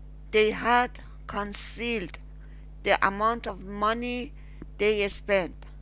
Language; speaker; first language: English; non-native, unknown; Persian